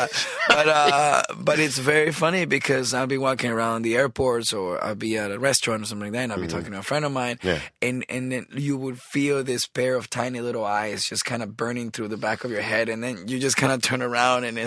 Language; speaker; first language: English; non-native, fluent; Spanish